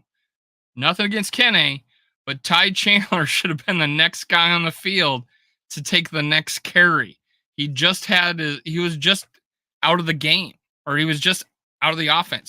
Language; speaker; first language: English; native; English